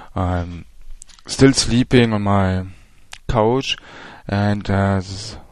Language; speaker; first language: English; non-native, fluent; German